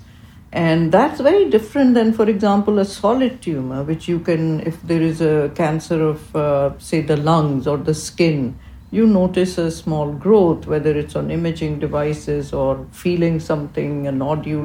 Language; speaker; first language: English; non-native, local second language; Urdu